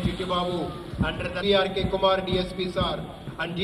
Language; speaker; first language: English; non-native, local second language; Telugu